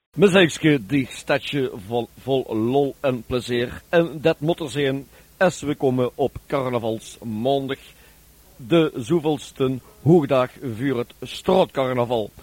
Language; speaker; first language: Dutch; native; Dutch